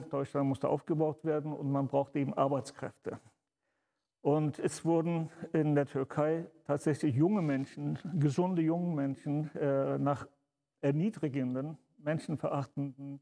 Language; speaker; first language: German; early bilingual, other home language; Turkish